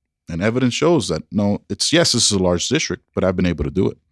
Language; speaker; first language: English; early bilingual, other home language; Spanish